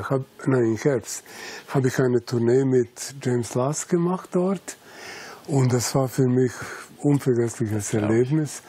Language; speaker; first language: German; non-native, fluent; Serbian